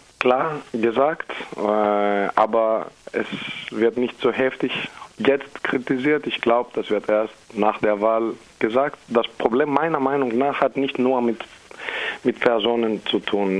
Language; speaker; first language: German; non-native, fluent; Greek